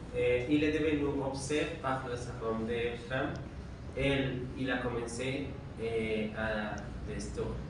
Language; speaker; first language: French; non-native, learner; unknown